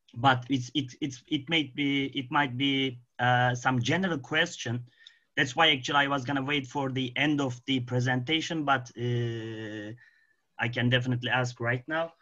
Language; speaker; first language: English; non-native, fluent; Arabic